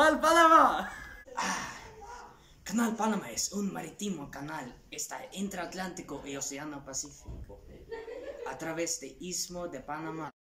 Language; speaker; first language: Spanish; non-native, learner; Swedish